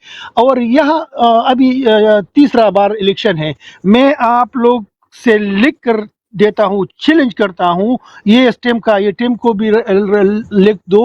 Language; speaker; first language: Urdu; non-native, local second language; Pashto